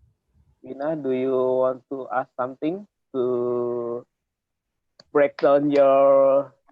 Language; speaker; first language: English; non-native, learner; Indonesian